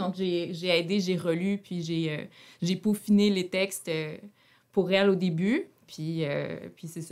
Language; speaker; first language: French; native; French